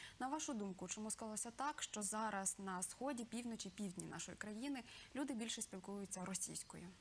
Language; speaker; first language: Ukrainian; native; Ukrainian